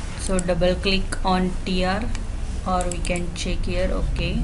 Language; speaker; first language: English; non-native, local second language; Hindi